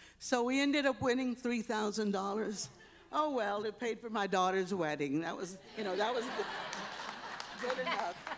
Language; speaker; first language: English; early bilingual, other home language; Spanish